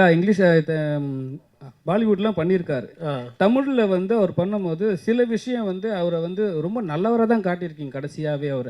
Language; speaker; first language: Tamil; native; Tamil